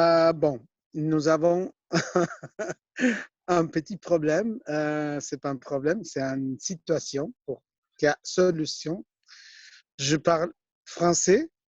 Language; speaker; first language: French; non-native, fluent; Spanish